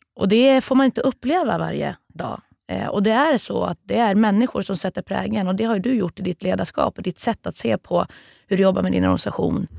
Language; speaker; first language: Swedish; native; Swedish